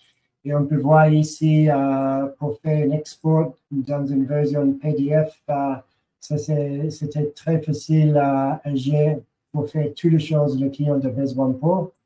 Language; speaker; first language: French; non-native, learner; English